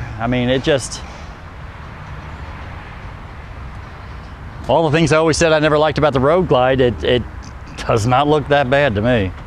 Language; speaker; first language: English; native; English